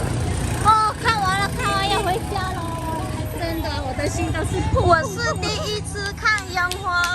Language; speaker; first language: Chinese; non-native, learner; Vietnamese